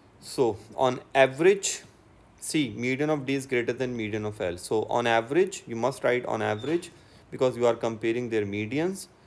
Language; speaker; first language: English; non-native, local second language; Urdu